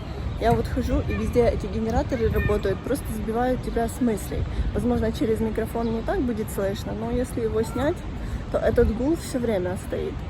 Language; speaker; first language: Russian; native; Russian